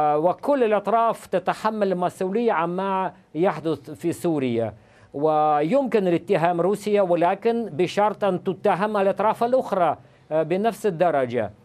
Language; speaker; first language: Arabic; non-native, fluent; Russian